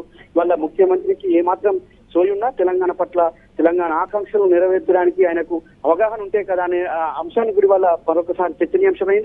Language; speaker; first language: Telugu; native; Telugu